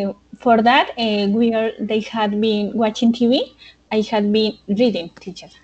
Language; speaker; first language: English; non-native, learner; Spanish